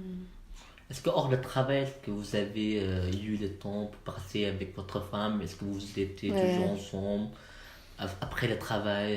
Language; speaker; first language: French; non-native, learner; Malay